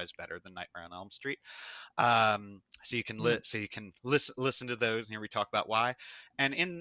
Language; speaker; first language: English; native; English